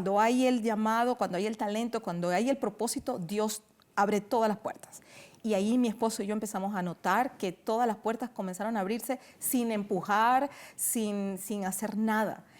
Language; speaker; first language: Spanish; native; Spanish